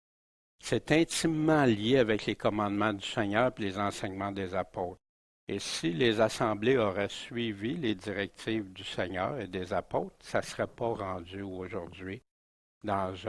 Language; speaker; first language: French; native; French